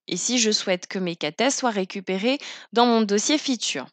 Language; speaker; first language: French; native; French